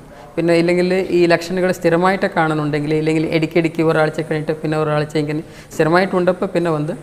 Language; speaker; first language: Malayalam; non-native, fluent; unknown